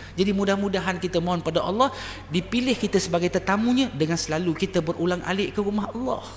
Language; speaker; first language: Malay; native; Malay